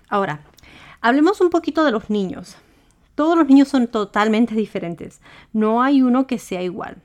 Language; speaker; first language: Spanish; early bilingual, heritage; Spanish